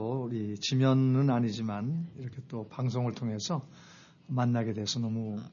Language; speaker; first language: Korean; native; Korean